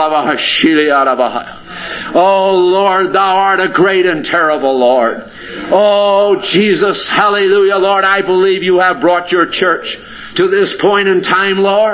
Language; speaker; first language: English; native; English